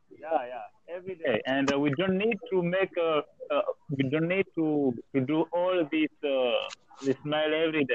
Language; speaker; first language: English; non-native, learner; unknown